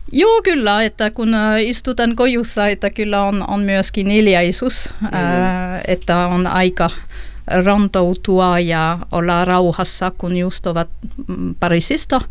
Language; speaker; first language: Finnish; non-native, fluent; French